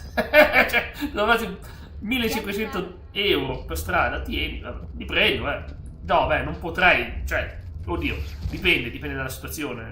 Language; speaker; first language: Italian; native; Italian